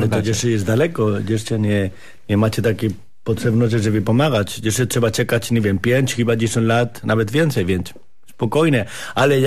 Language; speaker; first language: Polish; non-native, fluent; Spanish